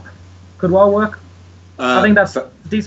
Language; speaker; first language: English; native; English